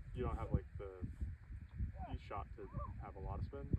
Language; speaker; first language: English; native; English